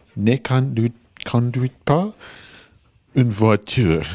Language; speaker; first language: French; non-native, learner; English